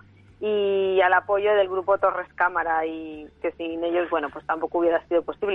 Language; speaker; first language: Spanish; native; Spanish